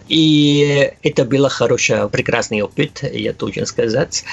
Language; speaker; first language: Russian; non-native, learner; Spanish